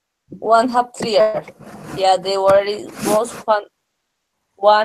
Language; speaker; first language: English; non-native, learner; Spanish